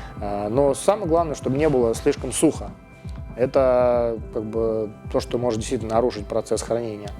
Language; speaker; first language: Russian; native; Russian